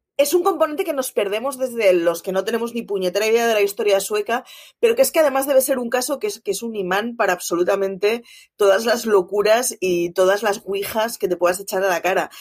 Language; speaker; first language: Spanish; native; Spanish